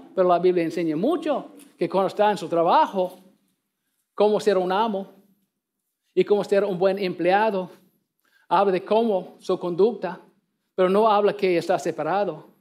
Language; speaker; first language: Spanish; non-native, learner; English